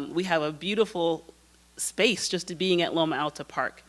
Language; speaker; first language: English; native; English